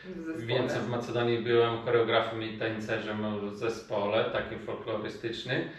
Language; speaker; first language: Polish; non-native, fluent; Macedonian